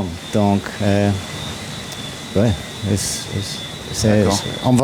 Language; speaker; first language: French; non-native, learner; English